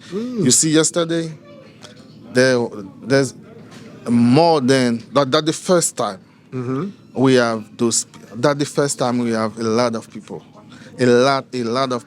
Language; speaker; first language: English; non-native, learner; Haitian Creole